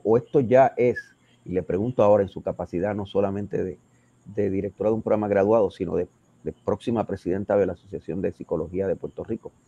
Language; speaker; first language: Spanish; native; Spanish